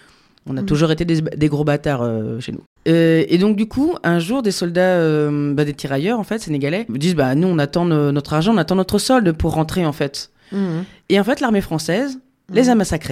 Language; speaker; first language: French; native; French